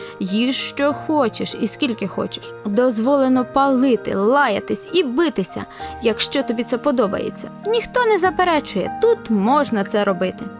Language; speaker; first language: Ukrainian; native; Ukrainian